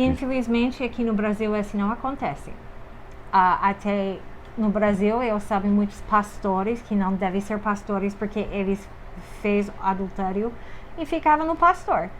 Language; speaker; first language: Portuguese; non-native, fluent; English